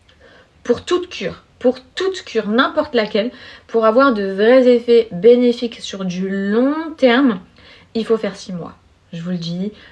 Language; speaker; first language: French; native; French